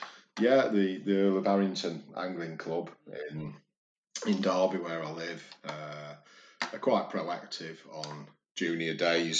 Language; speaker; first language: English; native; English